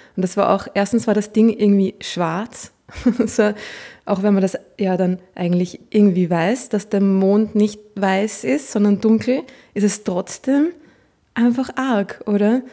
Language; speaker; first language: German; native; German